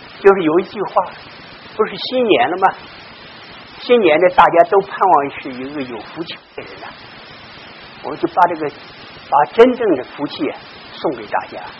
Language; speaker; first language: Chinese; native; Chinese